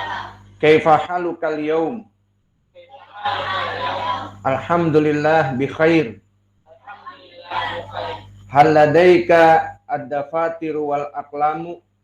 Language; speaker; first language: Arabic; non-native, fluent; Indonesian